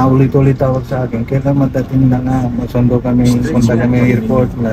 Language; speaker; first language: Filipino; non-native, learner; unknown